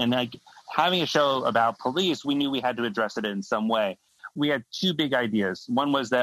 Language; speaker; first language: English; native; English